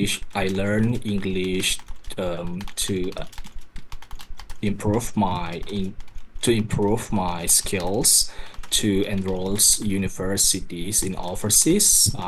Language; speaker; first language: English; non-native, learner; Indonesian